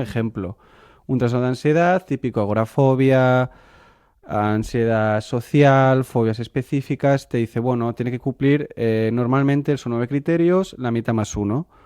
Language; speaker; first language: Spanish; non-native, local second language; Catalan